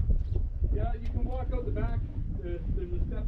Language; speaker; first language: English; native; English